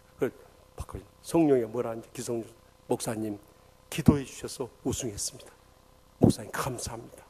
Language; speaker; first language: Korean; native; Korean